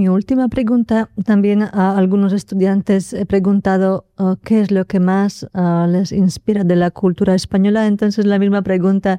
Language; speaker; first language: Spanish; non-native, fluent; Slovak